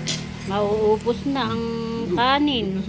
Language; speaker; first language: Filipino; native; Filipino